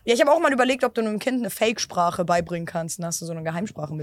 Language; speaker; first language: German; native; German